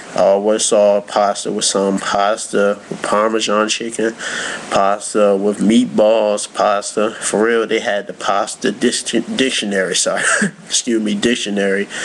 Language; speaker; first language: English; native; English